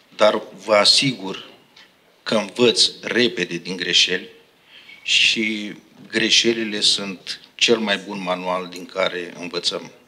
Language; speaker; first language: Romanian; non-native, fluent; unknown